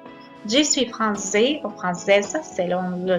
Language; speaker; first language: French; non-native, fluent; Spanish